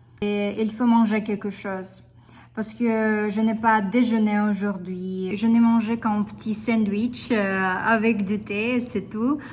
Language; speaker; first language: French; non-native, fluent; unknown